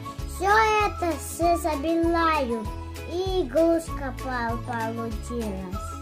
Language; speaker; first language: Russian; early bilingual, other home language; Tajik